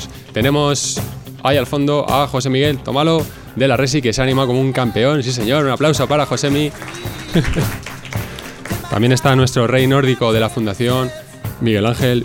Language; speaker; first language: Spanish; native; Spanish